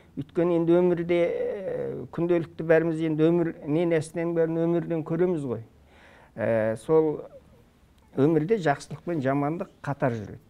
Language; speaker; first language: Kazakh; early bilingual, heritage; Kazakh